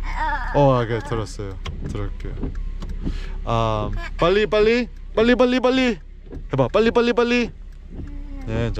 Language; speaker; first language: Korean; early bilingual, heritage; English